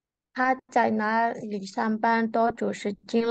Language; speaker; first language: Chinese; non-native, learner; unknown